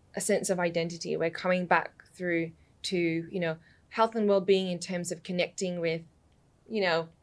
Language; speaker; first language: English; native; English